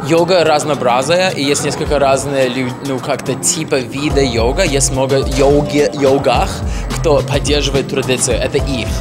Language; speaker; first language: Russian; non-native, learner; English